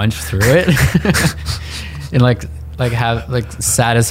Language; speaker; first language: English; native; English